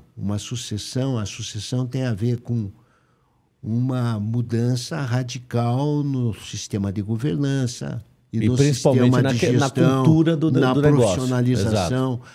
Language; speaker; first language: Portuguese; native; Portuguese